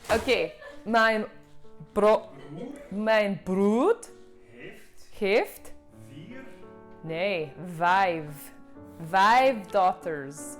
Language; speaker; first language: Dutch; non-native, learner; English